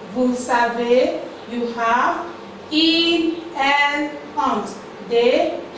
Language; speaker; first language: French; non-native, fluent; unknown